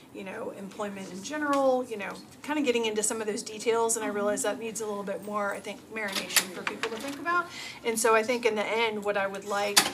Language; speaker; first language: English; native; English